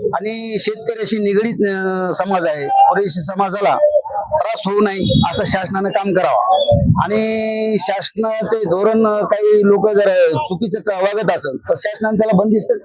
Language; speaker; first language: Marathi; non-native, local second language; Urdu